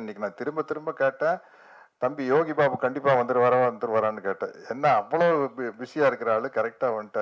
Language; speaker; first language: Tamil; native; Tamil